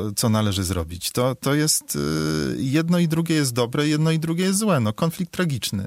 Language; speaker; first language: Polish; native; Polish